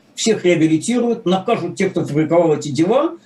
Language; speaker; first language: Russian; native; Russian